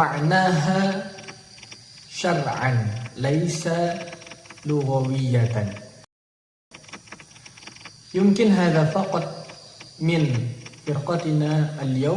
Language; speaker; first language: Arabic; non-native, learner; Indonesian